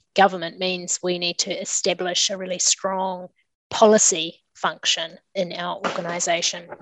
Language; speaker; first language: English; native; English